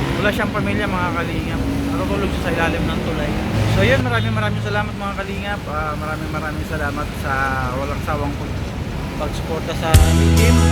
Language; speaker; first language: Filipino; native; Filipino